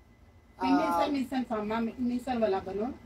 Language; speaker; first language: Filipino; non-native, learner; Punjabi